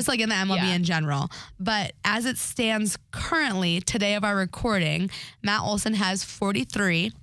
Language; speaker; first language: English; native; English